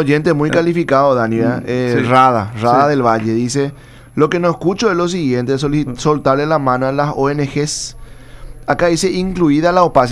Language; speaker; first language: Spanish; native; Spanish